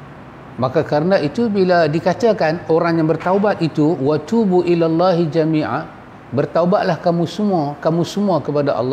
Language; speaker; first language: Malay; native; Malay